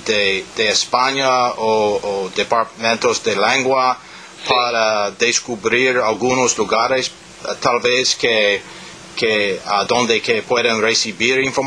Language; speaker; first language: Spanish; non-native, learner; English